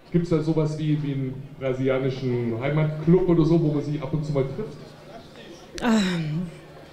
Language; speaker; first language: German; native; German